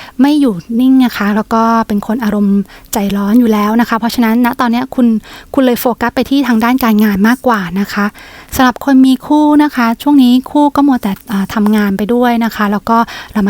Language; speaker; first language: Thai; native; Thai